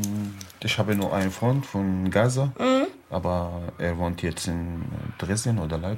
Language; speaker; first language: German; non-native, learner; Arabic